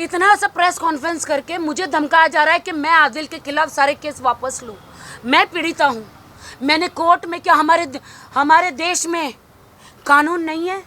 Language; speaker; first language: Hindi; native; Hindi